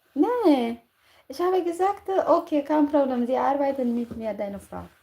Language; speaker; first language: German; non-native, learner; Tigrinya